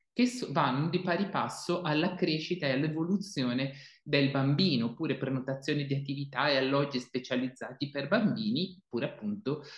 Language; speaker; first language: Italian; native; Italian